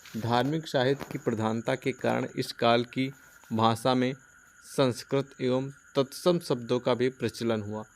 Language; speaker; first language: Hindi; non-native, local second language; Punjabi